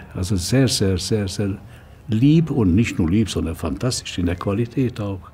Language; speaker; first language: German; non-native, fluent; Hungarian